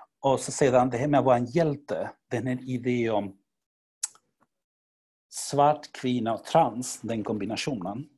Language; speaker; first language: Swedish; non-native, fluent; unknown